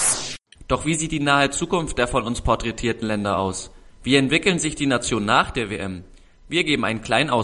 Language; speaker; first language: German; native; German